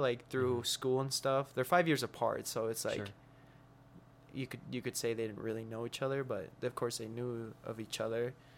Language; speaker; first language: English; early bilingual, other home language; Spanish